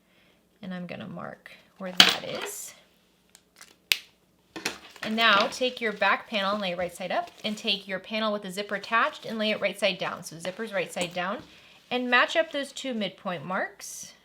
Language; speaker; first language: English; native; English